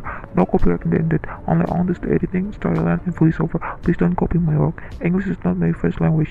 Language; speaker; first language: English; non-native, learner; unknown